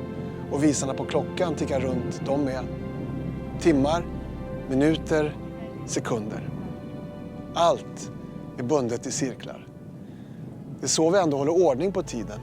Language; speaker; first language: Swedish; native; Swedish